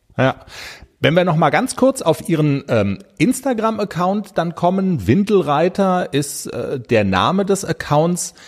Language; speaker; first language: German; native; German